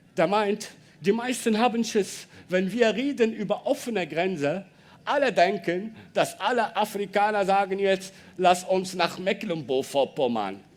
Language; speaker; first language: German; non-native, learner; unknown